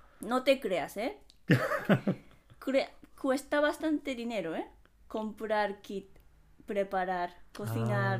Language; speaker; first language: Spanish; non-native, fluent; Japanese